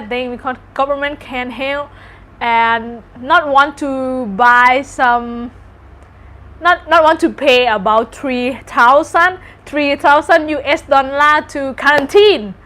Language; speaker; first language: English; non-native, learner; Thai